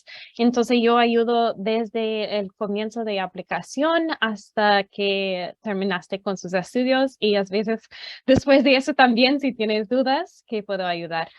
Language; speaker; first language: Spanish; non-native, fluent; English